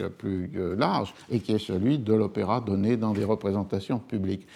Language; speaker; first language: French; native; French